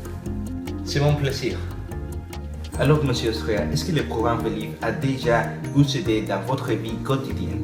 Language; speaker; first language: French; non-native, learner; English